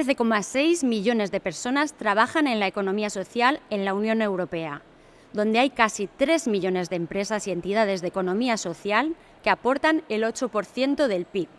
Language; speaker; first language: Spanish; native; Spanish